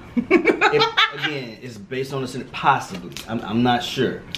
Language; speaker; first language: English; native; English